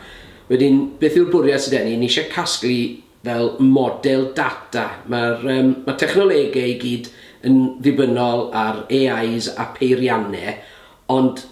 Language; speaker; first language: Welsh; native; Welsh